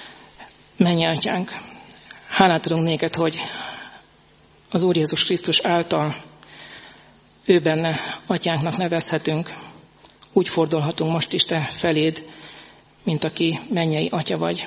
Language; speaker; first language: Hungarian; native; Hungarian